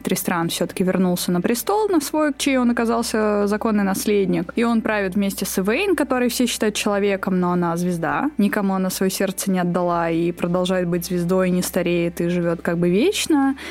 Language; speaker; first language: Russian; native; Russian